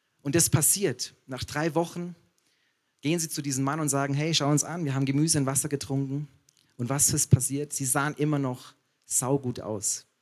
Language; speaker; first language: German; native; German